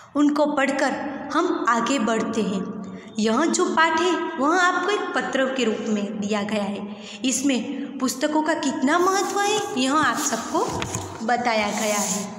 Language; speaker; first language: Hindi; non-native, local second language; Gujarati